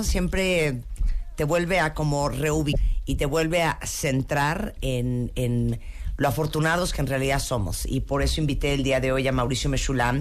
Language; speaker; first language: Spanish; native; Spanish